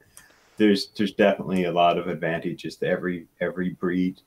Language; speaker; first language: English; native; English